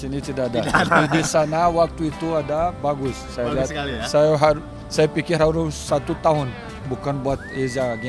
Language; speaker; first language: Indonesian; non-native, learner; Portuguese